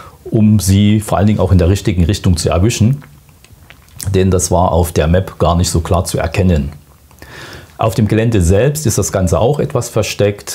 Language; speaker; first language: German; native; German